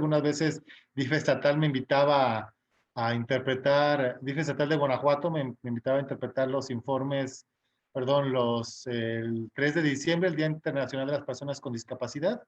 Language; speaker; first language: Spanish; native; Spanish